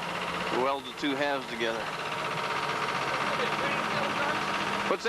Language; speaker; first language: English; native; English